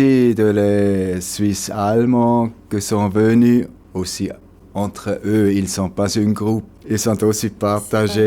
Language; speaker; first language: French; non-native, local second language; German